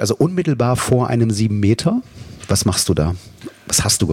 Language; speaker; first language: German; native; German